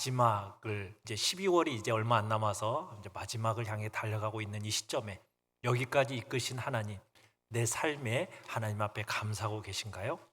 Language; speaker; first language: Korean; native; Korean